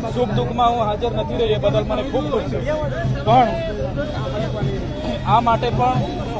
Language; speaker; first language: Gujarati; non-native, local second language; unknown